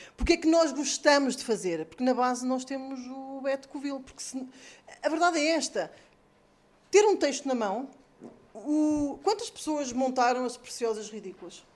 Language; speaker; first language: Portuguese; native; Portuguese